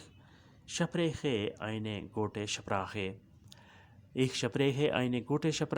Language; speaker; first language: German; non-native, learner; Urdu